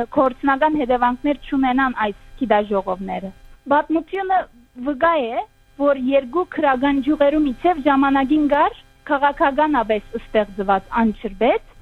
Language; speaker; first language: Armenian; early bilingual, heritage; Armenian